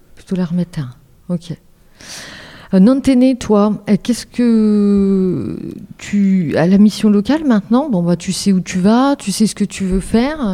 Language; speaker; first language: French; native; French